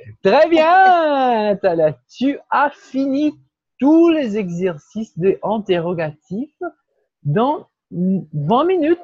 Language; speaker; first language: French; non-native, learner; Portuguese